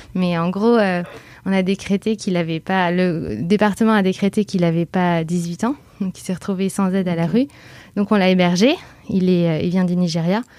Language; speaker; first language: French; native; French